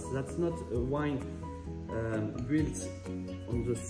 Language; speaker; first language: English; non-native, fluent; French